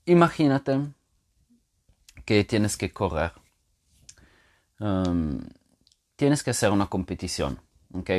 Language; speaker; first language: Spanish; non-native, fluent; Portuguese